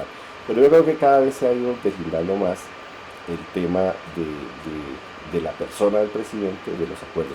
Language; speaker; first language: Spanish; native; Spanish